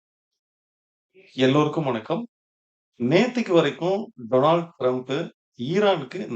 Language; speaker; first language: Tamil; native; Tamil